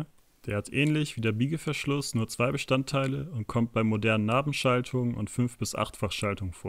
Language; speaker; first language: German; native; German